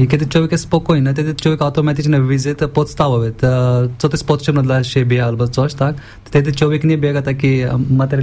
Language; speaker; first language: Polish; non-native, learner; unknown